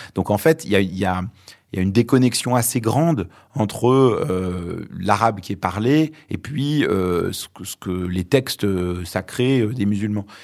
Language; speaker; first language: French; early bilingual, other home language; Arabic